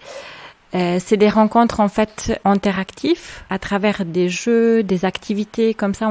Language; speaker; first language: French; native; French